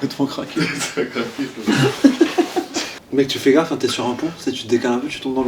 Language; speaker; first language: French; native; French